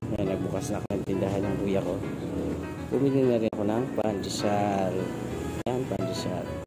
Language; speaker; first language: Filipino; non-native, local second language; Cebuano